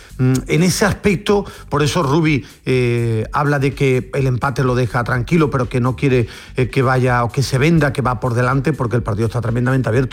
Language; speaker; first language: Spanish; native; Spanish